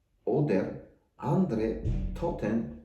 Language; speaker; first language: German; non-native, learner; Tajik